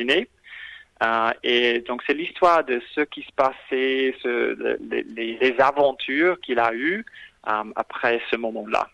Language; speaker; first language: French; non-native, fluent; English